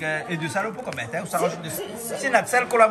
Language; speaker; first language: French; native; French